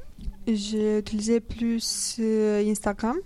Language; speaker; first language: French; non-native, learner; Romanian